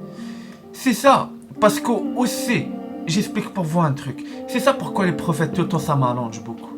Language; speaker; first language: French; non-native, learner; Arabic